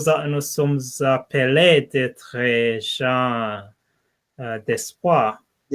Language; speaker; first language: French; non-native, learner; English